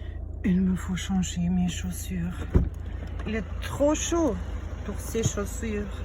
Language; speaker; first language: French; non-native, fluent; German